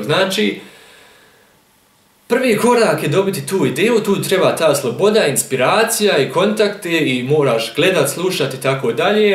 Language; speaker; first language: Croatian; early bilingual, heritage; German